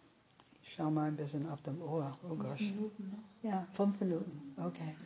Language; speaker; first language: German; non-native, fluent; English